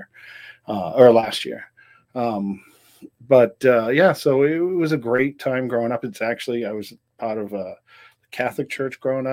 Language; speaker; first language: English; native; English